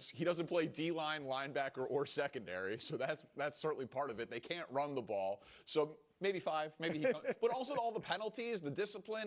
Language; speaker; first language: English; native; English